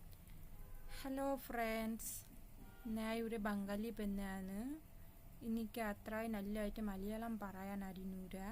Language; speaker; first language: Malayalam; non-native, local second language; Bangla